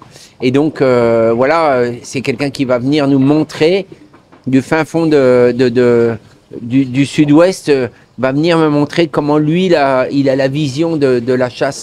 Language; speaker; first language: French; native; French